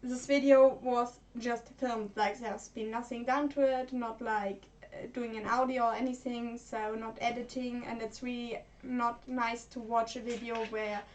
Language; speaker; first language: English; non-native, fluent; German